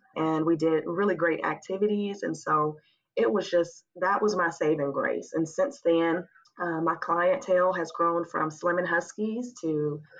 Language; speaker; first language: English; native; English